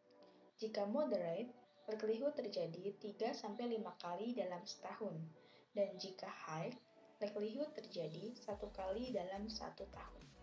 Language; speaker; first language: Indonesian; native; Indonesian